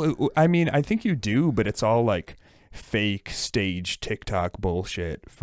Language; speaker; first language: English; native; English